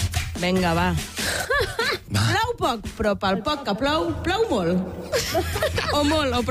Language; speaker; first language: Catalan; native; Catalan